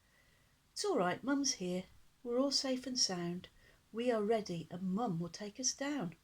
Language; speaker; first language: English; native; English